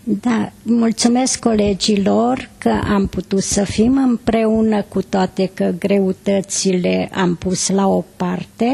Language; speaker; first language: Romanian; non-native, local second language; Hungarian